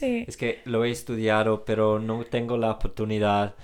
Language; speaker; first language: Spanish; non-native, fluent; English